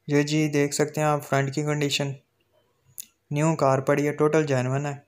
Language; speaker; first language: Urdu; native; Urdu